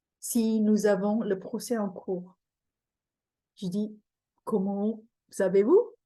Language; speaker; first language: French; non-native, fluent; English